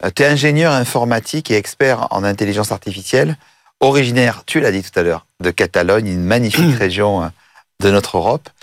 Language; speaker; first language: French; native; French